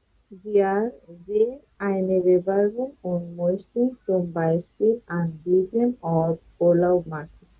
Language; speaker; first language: German; non-native, learner; Bangla